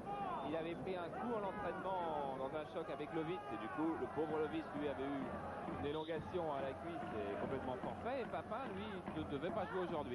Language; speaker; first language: French; native; French